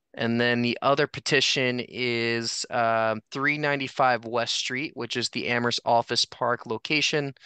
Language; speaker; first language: English; native; English